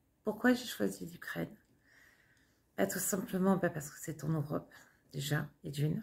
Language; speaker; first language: French; native; French